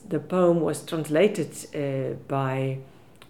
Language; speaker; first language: English; non-native, local second language; Afrikaans